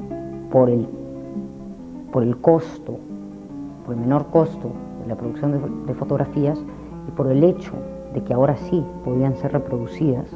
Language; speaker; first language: Spanish; native; Spanish